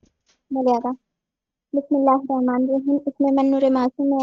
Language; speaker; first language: Persian; non-native, learner; Urdu